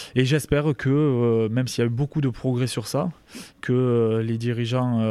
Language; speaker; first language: French; native; French